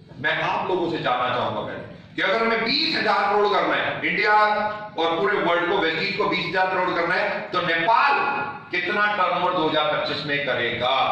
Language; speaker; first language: Hindi; native; Hindi